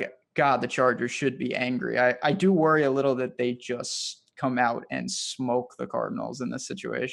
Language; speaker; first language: English; native; English